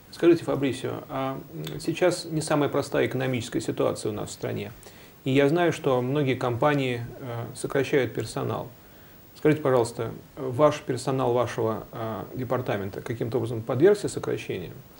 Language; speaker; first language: Russian; native; Russian